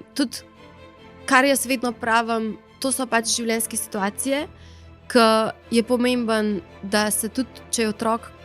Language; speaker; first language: Slovenian; native; Slovenian